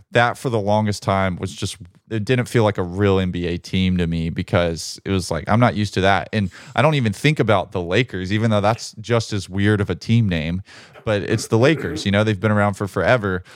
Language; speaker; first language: English; native; English